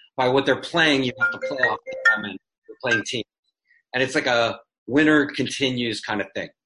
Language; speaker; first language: English; native; English